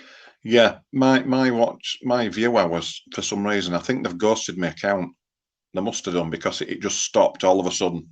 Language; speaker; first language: English; native; English